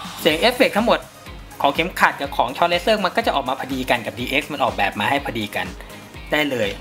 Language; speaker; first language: Thai; native; Thai